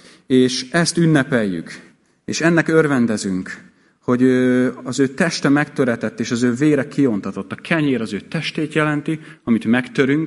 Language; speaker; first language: Hungarian; native; Hungarian